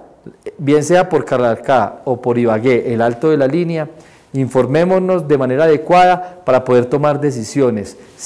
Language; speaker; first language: Spanish; native; Spanish